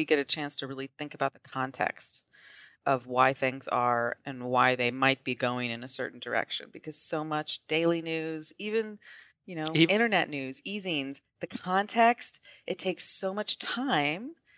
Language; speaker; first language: English; native; English